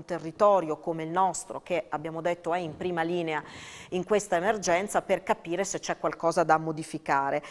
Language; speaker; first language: Italian; native; Italian